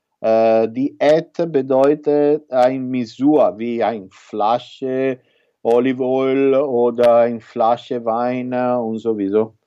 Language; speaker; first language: German; non-native, learner; Italian